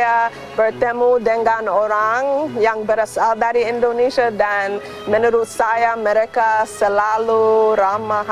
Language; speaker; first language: Indonesian; non-native, fluent; English